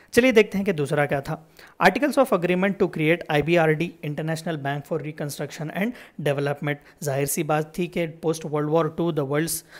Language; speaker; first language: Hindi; non-native, local second language; Telugu